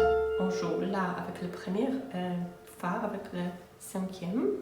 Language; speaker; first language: French; non-native, fluent; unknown